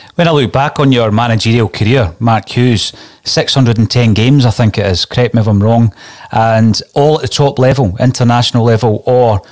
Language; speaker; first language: English; native; English